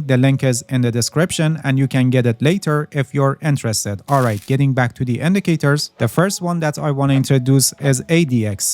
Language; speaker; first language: English; non-native, fluent; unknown